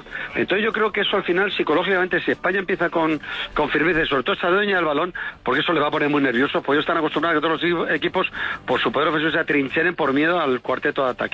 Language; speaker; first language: Spanish; native; Spanish